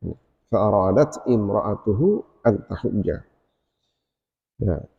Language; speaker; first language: Arabic; non-native, fluent; Indonesian